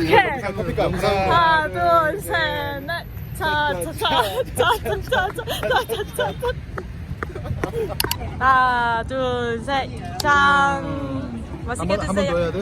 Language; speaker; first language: Korean; non-native, learner; Vietnamese